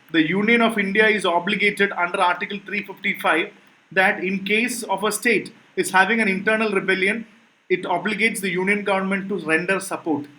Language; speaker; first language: English; non-native, local second language; Malayalam